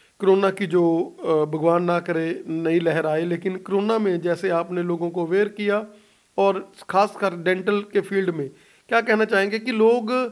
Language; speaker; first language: Hindi; non-native, local second language; Punjabi